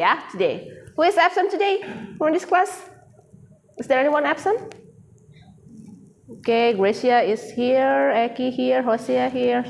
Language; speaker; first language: English; non-native, fluent; Indonesian